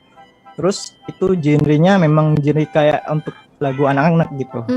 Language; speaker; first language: Indonesian; native; Indonesian